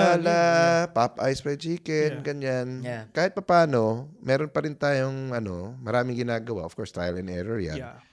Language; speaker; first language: Filipino; non-native, local second language; Cebuano